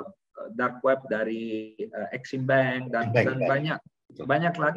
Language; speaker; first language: Indonesian; non-native, learner; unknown